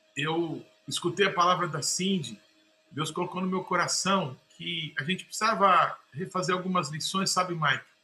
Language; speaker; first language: Portuguese; native; Portuguese